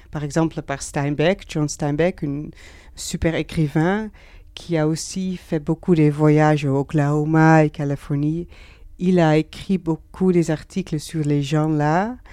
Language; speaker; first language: French; non-native, learner; Dutch